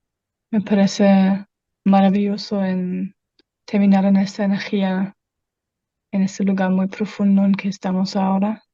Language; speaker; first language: Spanish; non-native, fluent; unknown